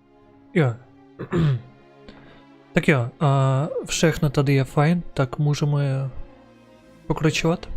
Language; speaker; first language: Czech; non-native, learner; Ukrainian